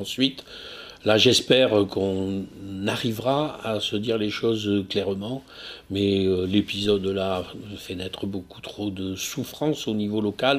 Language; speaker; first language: French; native; French